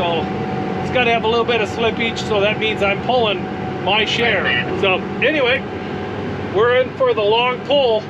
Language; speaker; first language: English; native; English